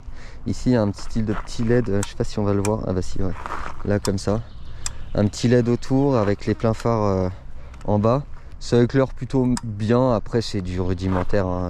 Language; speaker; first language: French; native; French